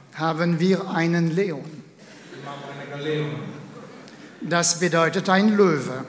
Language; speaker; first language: German; non-native, fluent; French